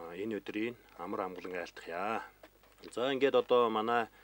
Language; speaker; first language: Mongolian; non-native, local second language; Tuvinian